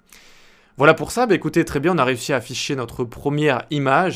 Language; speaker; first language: French; native; French